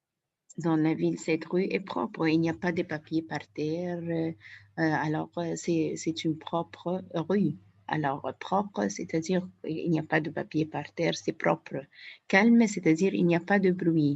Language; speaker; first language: French; non-native, fluent; Arabic